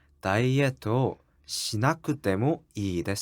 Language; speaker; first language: Japanese; non-native, learner; Korean